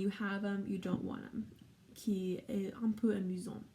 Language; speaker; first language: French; non-native, learner; English